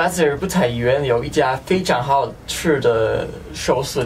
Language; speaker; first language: Chinese; non-native, fluent; German